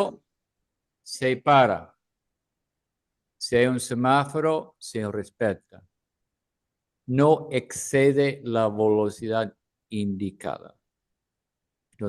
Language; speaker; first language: Spanish; non-native, fluent; English